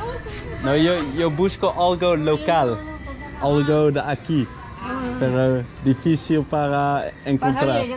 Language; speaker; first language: Spanish; non-native, learner; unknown